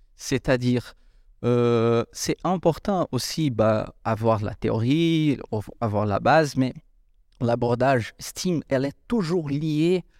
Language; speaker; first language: French; non-native, fluent; Portuguese